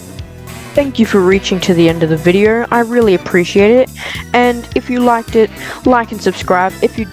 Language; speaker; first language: English; native; English